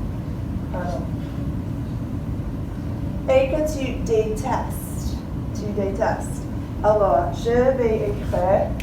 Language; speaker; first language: French; non-native, fluent; English